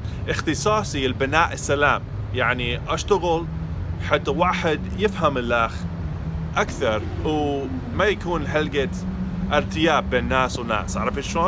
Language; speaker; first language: Arabic; non-native, fluent; English